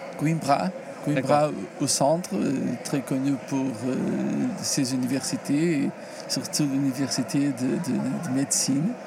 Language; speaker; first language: French; non-native, learner; Portuguese